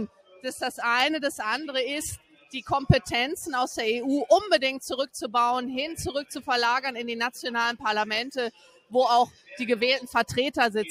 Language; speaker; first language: German; native; German